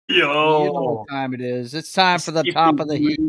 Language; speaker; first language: English; native; English